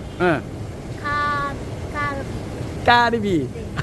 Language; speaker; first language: Korean; non-native, learner; Vietnamese